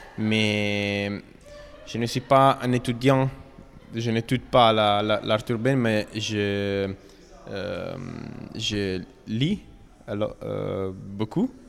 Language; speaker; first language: French; non-native, learner; Italian